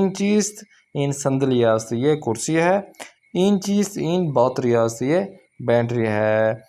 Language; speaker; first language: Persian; non-native, fluent; Urdu